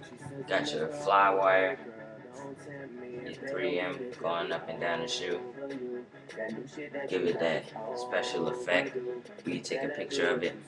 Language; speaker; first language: English; native; English